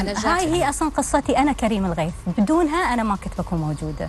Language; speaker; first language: Arabic; native; Arabic